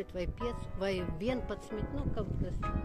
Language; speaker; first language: Latvian; non-native, local second language; Russian